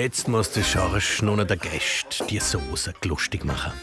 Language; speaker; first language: German; native; German